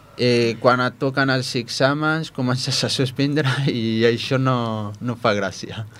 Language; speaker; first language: Catalan; non-native, fluent; Riffian